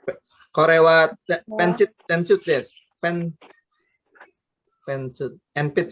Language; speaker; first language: Japanese; non-native, learner; Indonesian